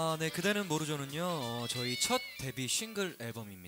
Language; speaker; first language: Korean; native; Korean